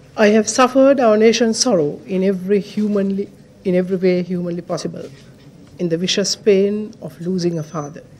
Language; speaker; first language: English; non-native, local second language; Sinhala